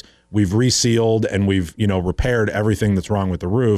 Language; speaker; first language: English; native; English